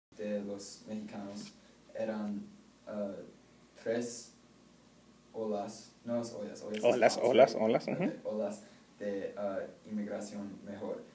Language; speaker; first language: Spanish; non-native, learner; English